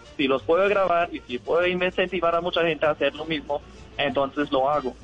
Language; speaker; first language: Spanish; non-native, fluent; German